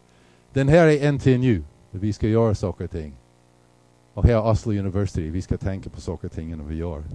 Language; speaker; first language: Swedish; non-native, fluent; English